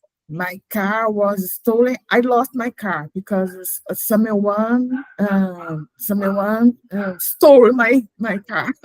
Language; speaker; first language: English; non-native, learner; Portuguese